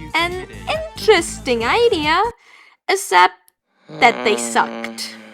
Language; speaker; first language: English; native; English